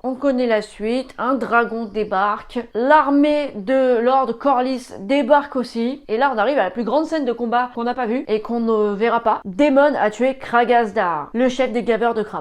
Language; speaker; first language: French; native; French